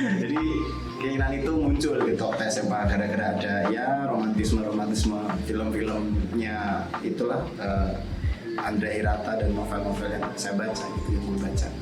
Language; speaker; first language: Indonesian; native; Indonesian